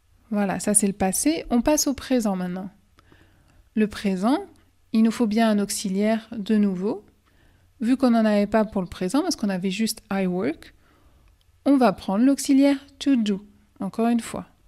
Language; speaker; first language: French; native; French